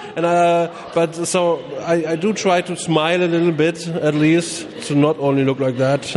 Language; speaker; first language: English; non-native, fluent; German